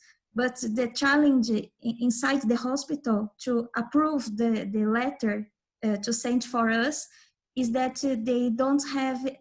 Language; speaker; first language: English; non-native, fluent; Portuguese